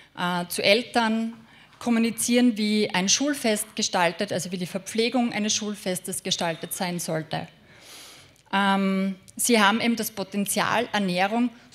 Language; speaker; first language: German; native; German